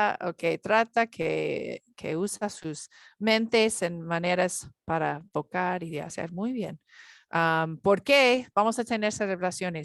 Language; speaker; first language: Spanish; non-native, learner; English